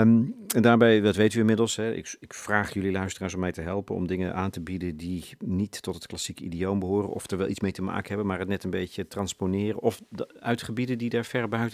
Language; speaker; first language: Dutch; native; Dutch